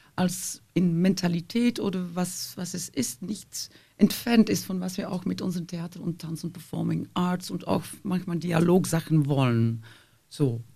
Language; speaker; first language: German; non-native, fluent; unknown